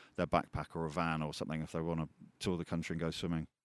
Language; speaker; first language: English; native; English